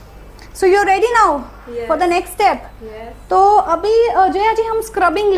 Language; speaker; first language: Hindi; native; Hindi